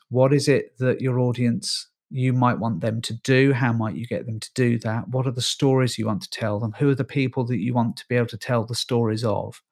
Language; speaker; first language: English; native; English